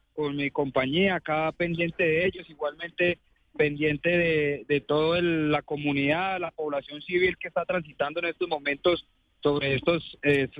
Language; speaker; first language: Spanish; native; Spanish